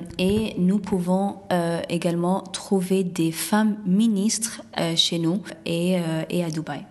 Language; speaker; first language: French; non-native, fluent; Arabic